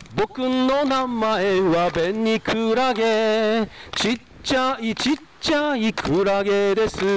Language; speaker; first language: Japanese; native; Japanese